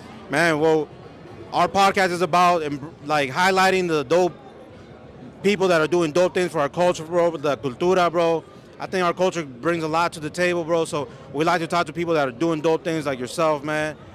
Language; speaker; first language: English; early bilingual, other home language; Spanish